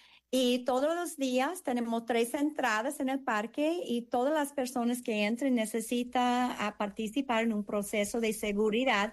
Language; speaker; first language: Spanish; early bilingual, heritage; English